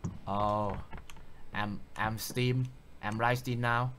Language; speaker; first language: English; non-native, learner; Thai